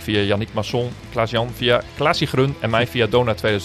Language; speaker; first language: Dutch; native; Dutch